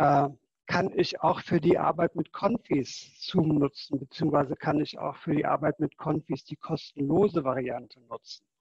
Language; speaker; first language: German; native; German